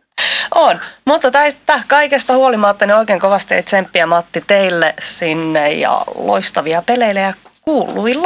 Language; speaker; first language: Finnish; native; Finnish